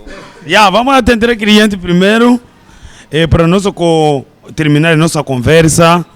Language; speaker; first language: Portuguese; non-native, learner; Kinyarwanda